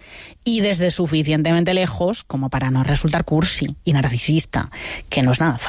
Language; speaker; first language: Spanish; native; Spanish